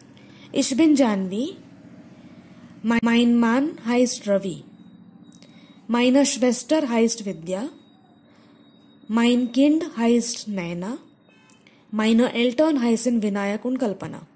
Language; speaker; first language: German; non-native, fluent; Marathi